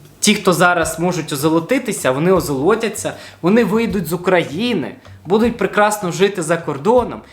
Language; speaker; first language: Ukrainian; non-native, local second language; Russian